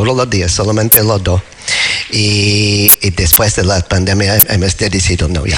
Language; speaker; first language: Spanish; non-native, learner; English